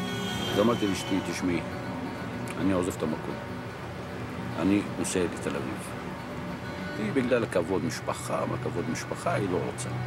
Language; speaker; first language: Hebrew; non-native, fluent; Arabic